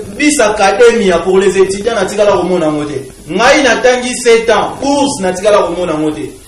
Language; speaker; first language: Lingala; native; Lingala